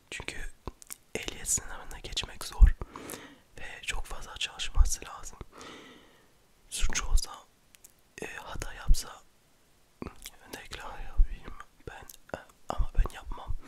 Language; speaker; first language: Turkish; early bilingual, heritage; French